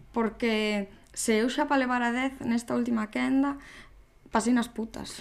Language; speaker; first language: Galician; native; Galician